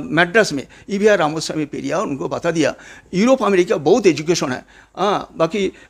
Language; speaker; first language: Hindi; non-native, local second language; Bangla